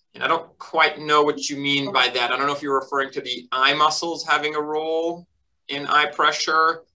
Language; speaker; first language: English; native; English